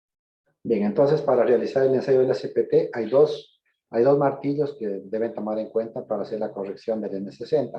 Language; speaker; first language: Spanish; native; Spanish